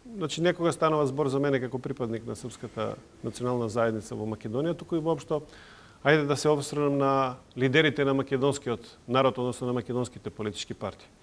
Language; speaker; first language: Macedonian; non-native, local second language; Serbian